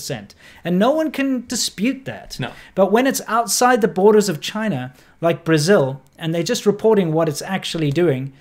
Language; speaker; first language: English; native; English